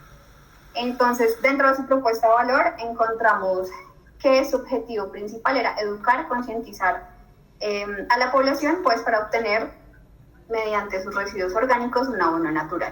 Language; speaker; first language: Spanish; native; Spanish